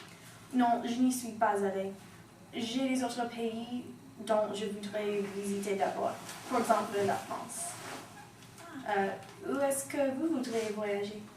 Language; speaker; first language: French; non-native, learner; English